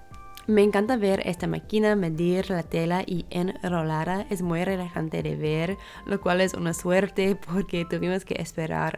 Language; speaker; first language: Spanish; non-native, learner; English